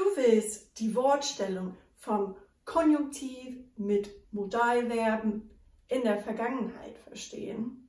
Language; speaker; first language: German; non-native, fluent; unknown